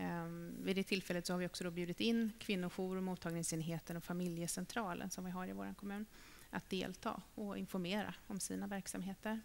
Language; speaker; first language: Swedish; native; Swedish